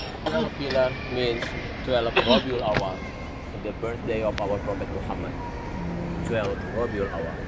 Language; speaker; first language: English; non-native, fluent; Indonesian